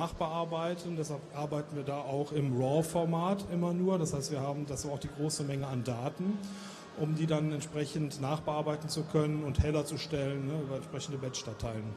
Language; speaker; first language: German; native; German